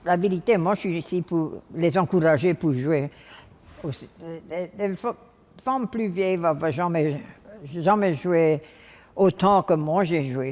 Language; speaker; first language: French; non-native, local second language; English